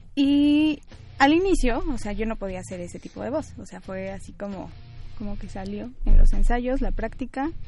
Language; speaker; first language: Spanish; native; Spanish